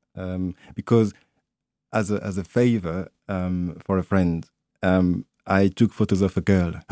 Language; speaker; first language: English; non-native, fluent; French